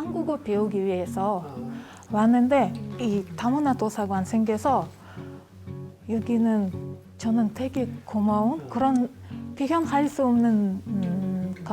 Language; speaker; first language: Korean; non-native, learner; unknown